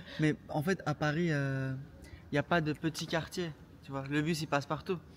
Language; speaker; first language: French; native; French